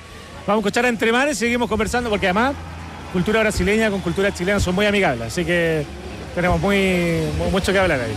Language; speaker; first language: Spanish; native; Spanish